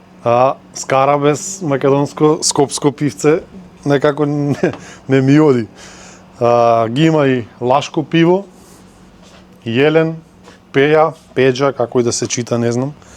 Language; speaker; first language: Macedonian; native; Macedonian